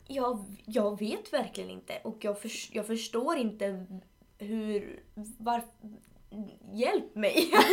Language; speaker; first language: Swedish; early bilingual, other home language; Spanish